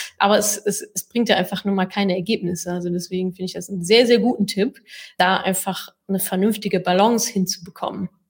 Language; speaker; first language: German; native; German